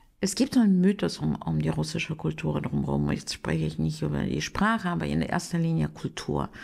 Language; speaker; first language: German; non-native, fluent; Russian